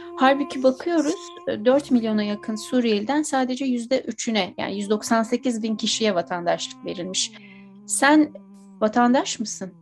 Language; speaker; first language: Turkish; native; Turkish